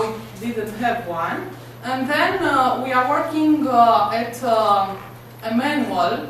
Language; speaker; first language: English; non-native, learner; Romanian